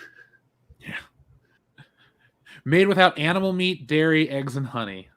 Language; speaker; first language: English; native; English